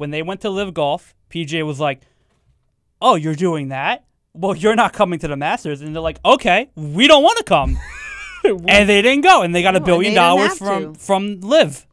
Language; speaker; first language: English; native; English